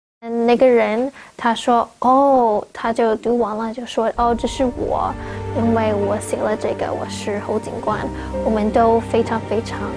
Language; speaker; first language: Chinese; non-native, learner; English